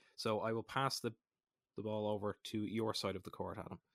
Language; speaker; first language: English; native; English